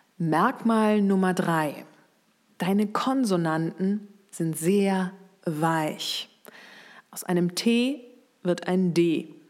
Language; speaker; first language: German; native; German